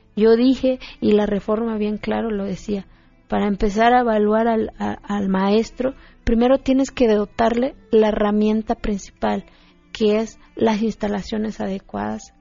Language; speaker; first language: Spanish; non-native, local second language; Zapotec